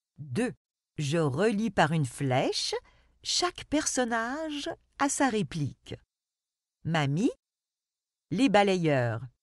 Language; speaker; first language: French; non-native, local second language; Arabic